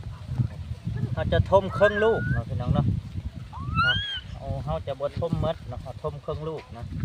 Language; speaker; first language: Thai; non-native, local second language; Lao